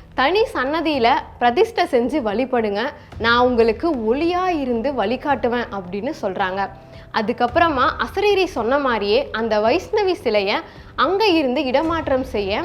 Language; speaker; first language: Tamil; native; Tamil